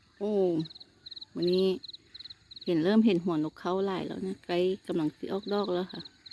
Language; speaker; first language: Thai; native; Thai